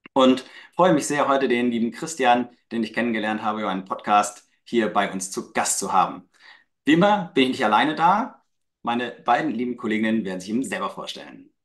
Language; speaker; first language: German; native; German